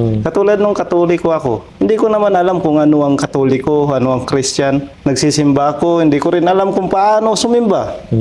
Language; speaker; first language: Filipino; non-native, local second language; Waray